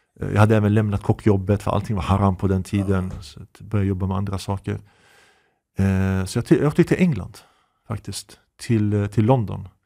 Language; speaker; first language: Swedish; native; Swedish